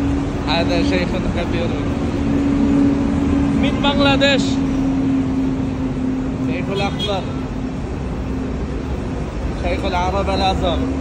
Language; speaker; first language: Arabic; non-native, learner; Bangla